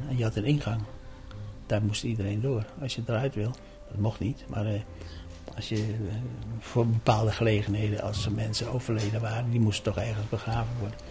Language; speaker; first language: Dutch; early bilingual, other home language; Indonesian